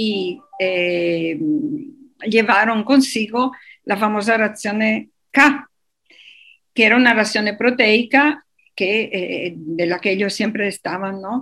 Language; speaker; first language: Spanish; non-native, fluent; Italian